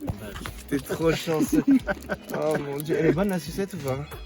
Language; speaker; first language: French; native; French